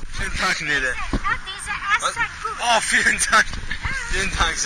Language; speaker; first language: German; non-native, learner; Portuguese